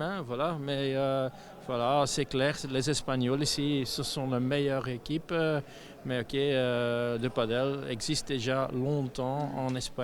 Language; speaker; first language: French; non-native, learner; Dutch